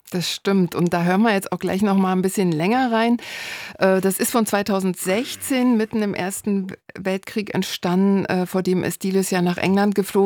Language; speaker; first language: German; native; German